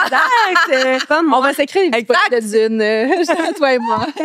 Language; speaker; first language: French; native; French